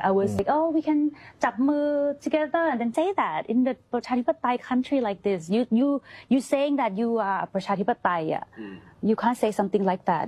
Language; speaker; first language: English; non-native, fluent; Thai